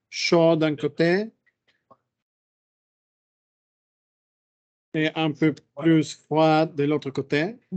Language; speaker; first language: French; non-native, fluent; Spanish